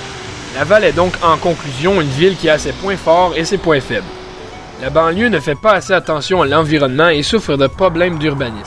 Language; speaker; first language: French; native; French